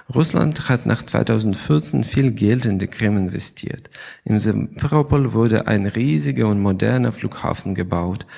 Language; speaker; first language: German; non-native, fluent; Ukrainian